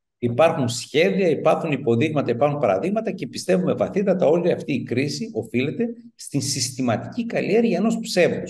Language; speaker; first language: Greek; native; Greek